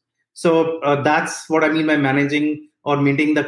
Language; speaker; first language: English; non-native, local second language; Hindi